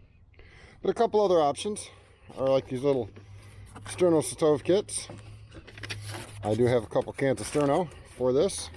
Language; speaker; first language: English; native; English